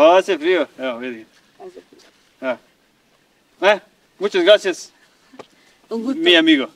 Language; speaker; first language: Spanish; non-native, learner; Serbian